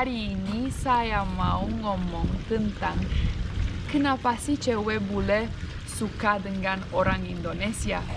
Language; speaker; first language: Indonesian; non-native, fluent; Romanian